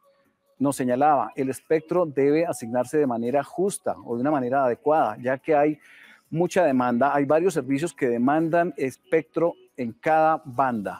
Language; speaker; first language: Spanish; native; Spanish